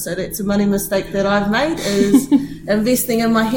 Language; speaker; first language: English; native; English